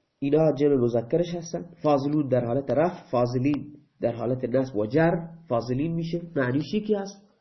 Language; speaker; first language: Persian; non-native, local second language; Baluchi